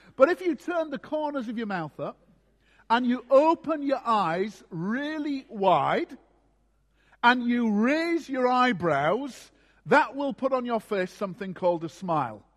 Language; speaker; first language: English; native; English